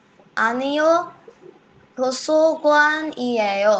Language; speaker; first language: Korean; non-native, learner; Bangla